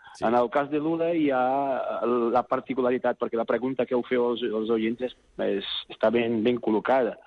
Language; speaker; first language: Catalan; non-native, fluent; Portuguese